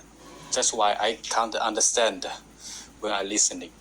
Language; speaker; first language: English; non-native, learner; Chinese